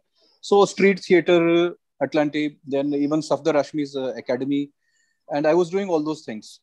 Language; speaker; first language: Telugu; non-native, local second language; Hindi